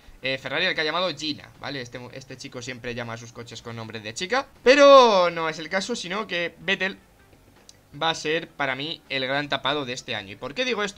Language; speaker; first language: Spanish; native; Spanish